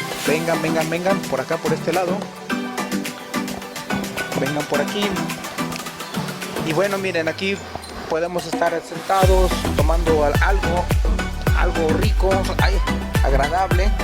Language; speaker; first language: Spanish; native; Spanish